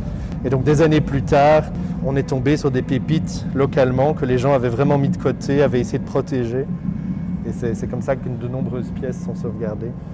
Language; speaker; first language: French; native; French